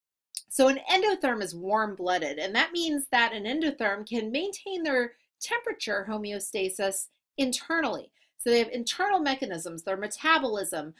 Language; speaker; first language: English; native; English